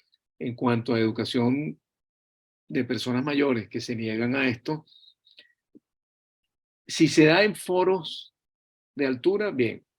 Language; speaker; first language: Spanish; native; Spanish